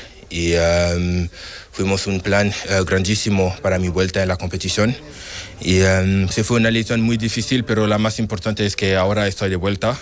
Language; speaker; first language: Spanish; non-native, learner; French